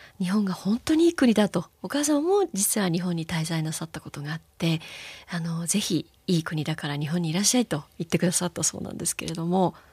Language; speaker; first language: Japanese; native; Japanese